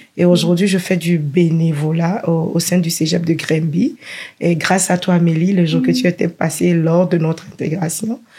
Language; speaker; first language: French; non-native, local second language; Ewe